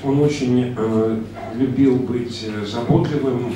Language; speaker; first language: Russian; native; Russian